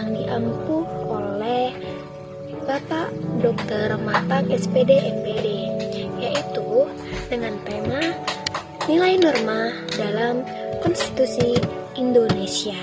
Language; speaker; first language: Indonesian; native; Indonesian